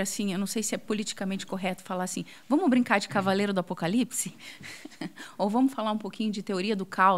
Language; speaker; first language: Portuguese; native; Portuguese